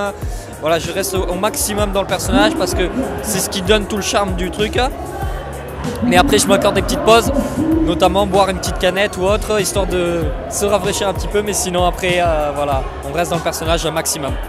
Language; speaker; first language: French; native; French